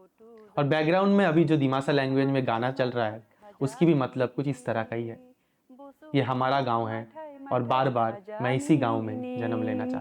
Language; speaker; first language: Hindi; native; Hindi